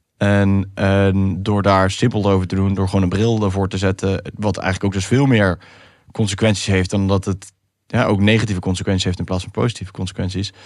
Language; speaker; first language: Dutch; early bilingual, other home language; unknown